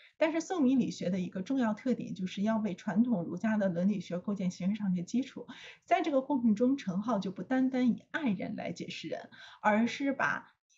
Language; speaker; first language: Chinese; native; Chinese